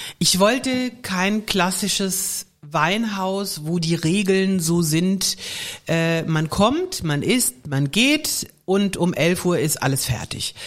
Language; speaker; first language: German; native; German